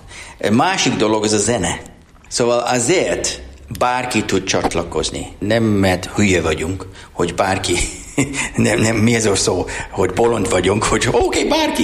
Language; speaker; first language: Hungarian; non-native, learner; English